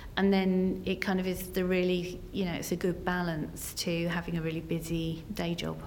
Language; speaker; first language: English; native; English